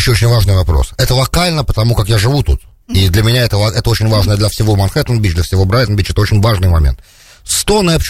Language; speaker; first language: Russian; native; Russian